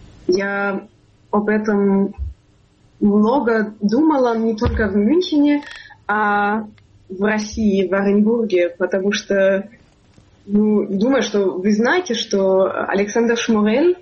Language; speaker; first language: Russian; non-native, fluent; German